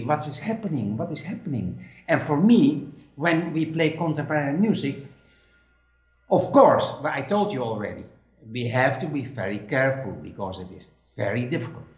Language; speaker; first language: English; non-native, fluent; Dutch